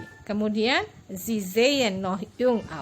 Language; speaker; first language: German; non-native, learner; Indonesian